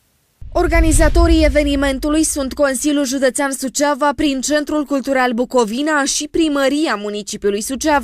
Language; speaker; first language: Romanian; native; Romanian